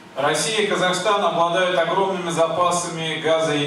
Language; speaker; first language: Russian; native; Russian